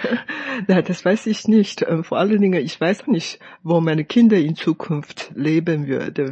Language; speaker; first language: German; non-native, fluent; Chinese